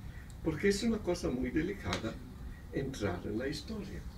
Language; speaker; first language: Spanish; non-native, fluent; Hebrew